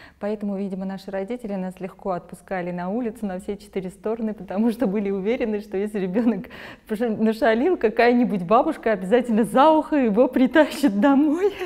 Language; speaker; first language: Russian; non-native, local second language; Armenian